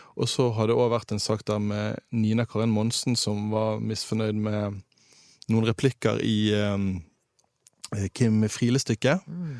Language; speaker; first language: Norwegian; native; Norwegian